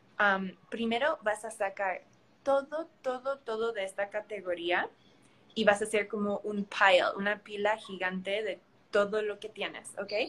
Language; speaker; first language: Spanish; early bilingual, heritage; Spanish